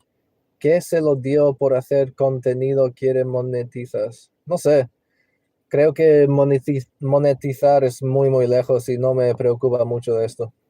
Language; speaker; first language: Spanish; non-native, learner; English